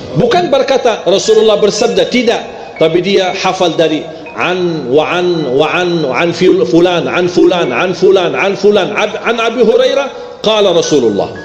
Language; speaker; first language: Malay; non-native, fluent; Arabic